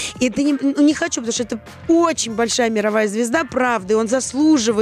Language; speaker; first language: Russian; native; Russian